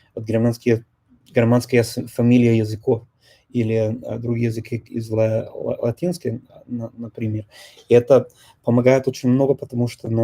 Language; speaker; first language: Russian; non-native, learner; English